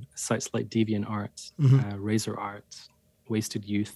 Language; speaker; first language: English; native; English